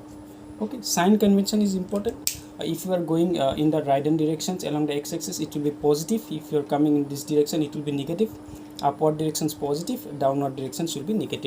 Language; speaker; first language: English; non-native, local second language; Hindi